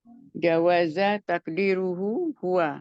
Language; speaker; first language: Arabic; non-native, learner; Indonesian